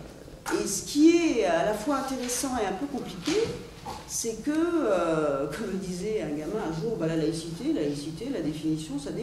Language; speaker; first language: French; native; French